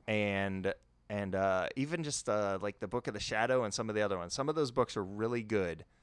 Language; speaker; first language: English; native; English